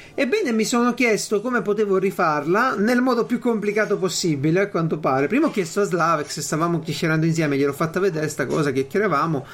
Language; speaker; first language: Italian; native; Italian